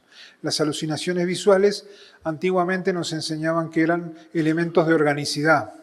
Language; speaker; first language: Spanish; native; Spanish